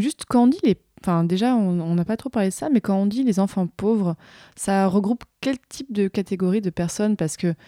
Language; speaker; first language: French; native; French